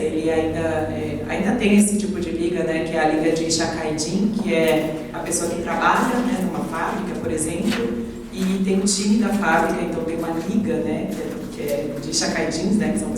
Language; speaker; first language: Portuguese; native; Portuguese